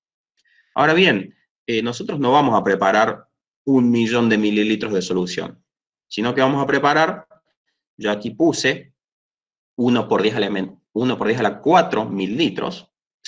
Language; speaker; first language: Spanish; native; Spanish